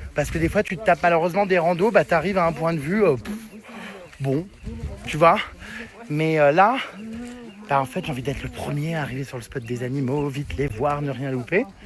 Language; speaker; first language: French; native; French